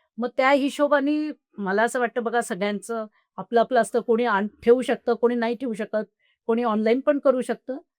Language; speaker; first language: Marathi; non-native, local second language; Marwari